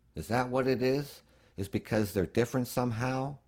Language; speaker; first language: English; native; English